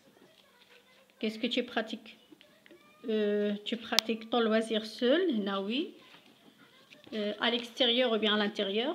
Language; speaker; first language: French; non-native, local second language; Arabic